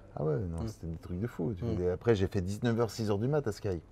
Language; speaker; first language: French; native; French